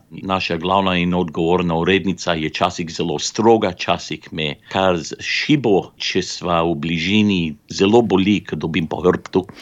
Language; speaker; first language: Slovenian; early bilingual, heritage; Slovenian